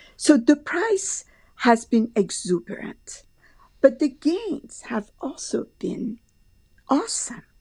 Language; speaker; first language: English; non-native, fluent; Persian